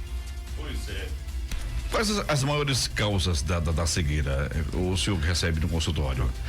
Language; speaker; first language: Portuguese; native; Portuguese